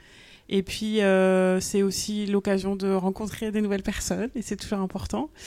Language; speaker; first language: French; native; French